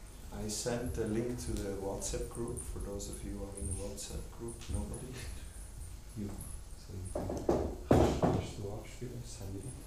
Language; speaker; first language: English; non-native, fluent; German